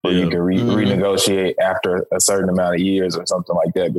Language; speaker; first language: English; native; English